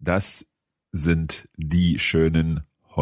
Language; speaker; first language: German; non-native, learner; English